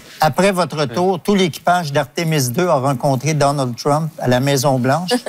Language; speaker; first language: French; native; French